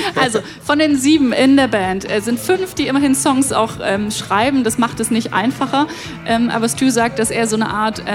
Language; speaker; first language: German; native; German